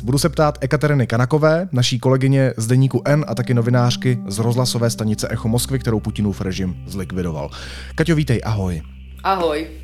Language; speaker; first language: Czech; native; Czech